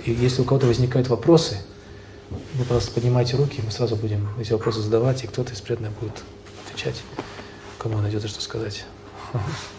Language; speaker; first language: Russian; native; Russian